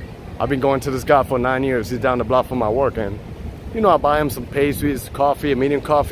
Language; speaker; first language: English; non-native, local second language; Spanish